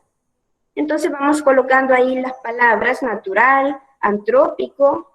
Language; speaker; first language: Spanish; native; Spanish